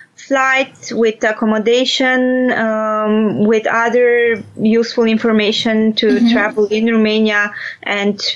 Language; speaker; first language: English; non-native, fluent; Romanian